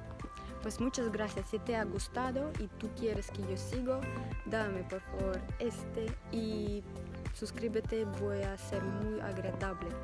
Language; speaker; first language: Spanish; non-native, learner; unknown